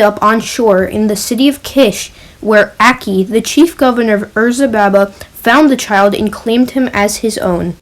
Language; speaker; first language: English; native; English